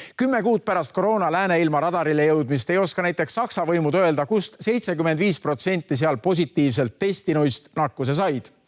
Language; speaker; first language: Estonian; native; Estonian